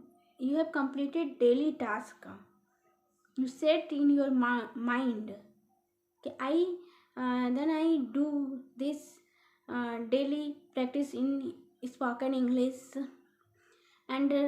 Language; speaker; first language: English; non-native, learner; Hindi